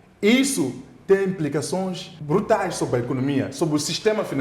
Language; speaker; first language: Portuguese; native; Portuguese